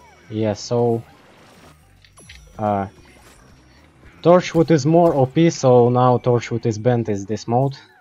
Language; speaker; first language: English; non-native, learner; Russian